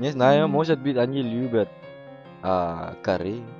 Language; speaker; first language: Russian; non-native, learner; Indonesian